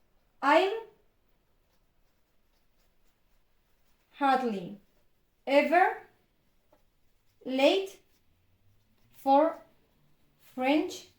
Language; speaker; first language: English; non-native, fluent; Spanish